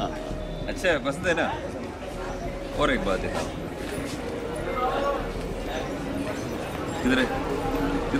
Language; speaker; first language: Hindi; non-native, fluent; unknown